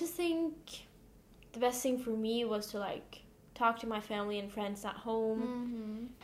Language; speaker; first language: English; non-native, fluent; Norwegian